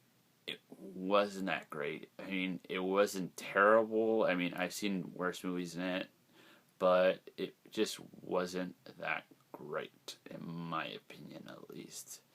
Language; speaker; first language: English; native; English